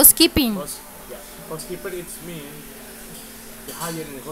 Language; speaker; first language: English; non-native, learner; Indonesian